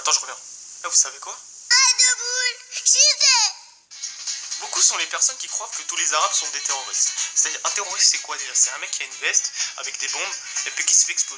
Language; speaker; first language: French; native; French